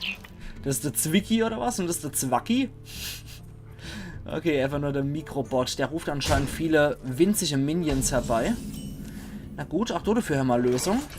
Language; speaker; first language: German; native; German